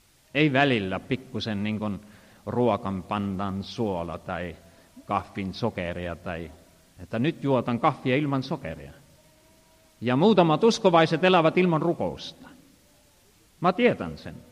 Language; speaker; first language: Finnish; non-native, fluent; Estonian